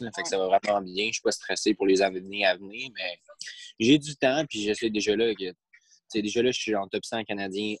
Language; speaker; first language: French; native; French